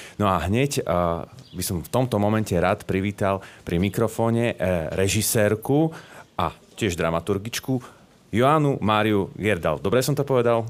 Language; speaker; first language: Slovak; native; Slovak